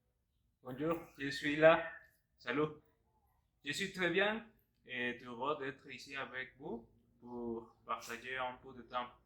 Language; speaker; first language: French; non-native, learner; Spanish